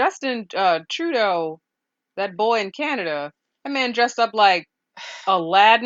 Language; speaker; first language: English; native; English